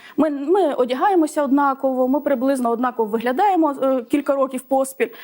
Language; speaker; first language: Ukrainian; non-native, local second language; Russian